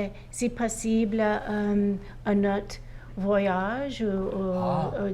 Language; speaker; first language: French; non-native, learner; English